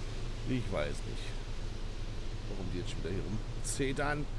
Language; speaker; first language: German; native; German